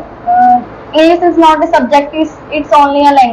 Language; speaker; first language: English; non-native, learner; Hindi